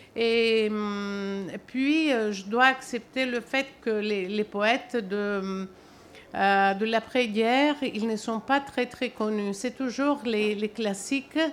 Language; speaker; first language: French; non-native, fluent; Greek